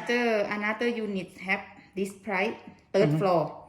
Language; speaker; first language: English; non-native, local second language; Thai